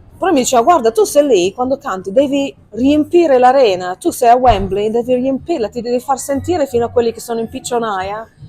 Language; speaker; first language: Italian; native; Italian